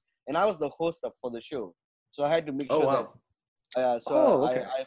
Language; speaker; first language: English; non-native, local second language; Tamil